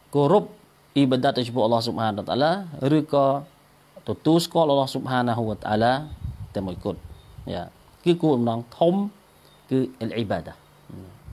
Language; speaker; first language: Khmer; non-native, local second language; Eastern Cham